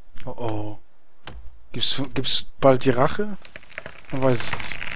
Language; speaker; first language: German; native; German